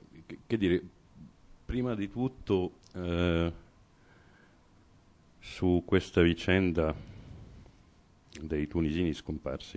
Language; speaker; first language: Italian; non-native, fluent; Arabic